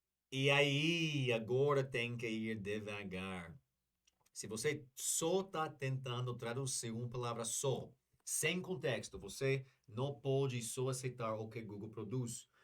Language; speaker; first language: Portuguese; non-native, learner; English